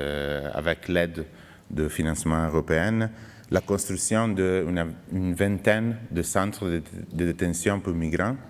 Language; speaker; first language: French; non-native, fluent; Italian